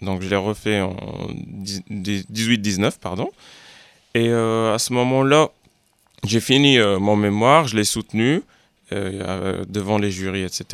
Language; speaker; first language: French; non-native, local second language; Arabic